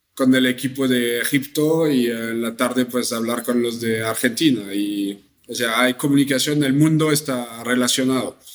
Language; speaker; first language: Spanish; non-native, fluent; French